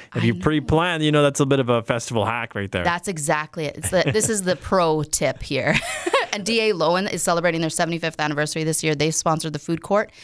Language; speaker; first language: English; native; English